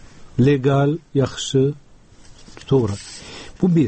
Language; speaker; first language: Turkish; non-native, fluent; Uzbek